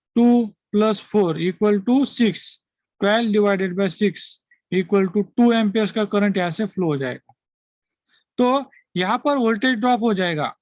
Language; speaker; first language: Hindi; non-native, local second language; Marathi